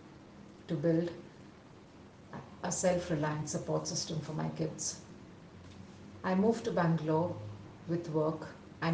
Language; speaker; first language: English; non-native, local second language; Telugu